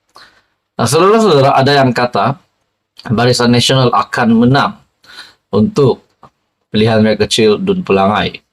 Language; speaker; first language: Malay; native; Malay